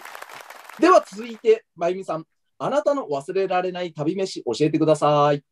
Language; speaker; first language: Japanese; native; Japanese